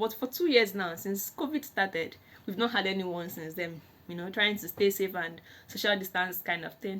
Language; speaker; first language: English; non-native, local second language; Igbo